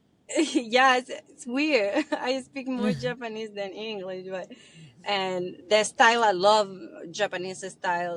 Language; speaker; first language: English; non-native, learner; Spanish